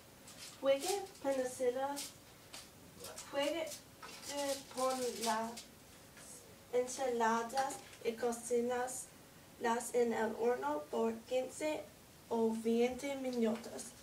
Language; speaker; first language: Spanish; non-native, learner; English